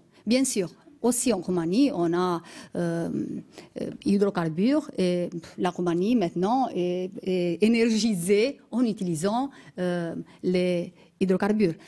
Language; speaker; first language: French; non-native, fluent; Romanian